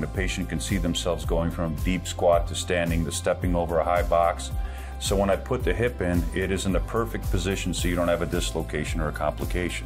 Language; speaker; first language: English; native; English